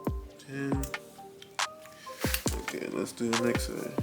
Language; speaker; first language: English; native; English